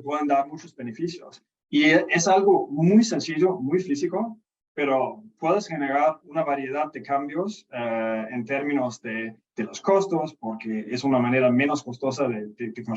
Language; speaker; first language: Spanish; non-native, fluent; Danish